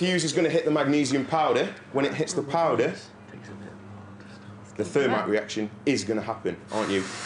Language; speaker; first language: English; native; English